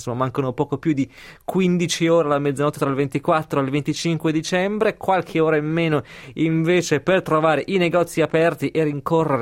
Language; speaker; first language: Italian; native; Italian